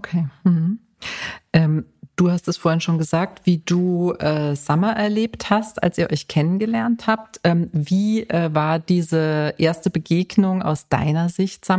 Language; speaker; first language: German; native; German